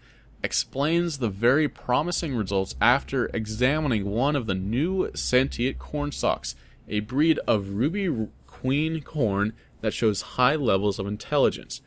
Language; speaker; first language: English; native; English